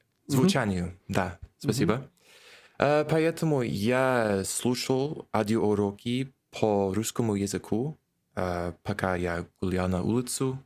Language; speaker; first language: Russian; non-native, learner; English